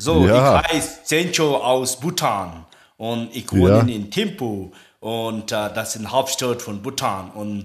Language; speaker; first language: German; non-native, learner; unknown